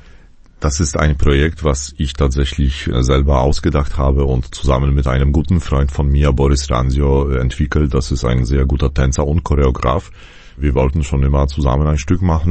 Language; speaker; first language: German; non-native, fluent; Polish